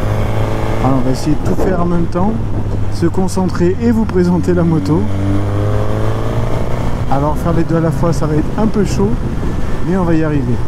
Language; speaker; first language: French; native; French